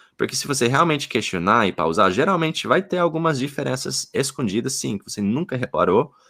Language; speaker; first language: Portuguese; non-native, fluent; English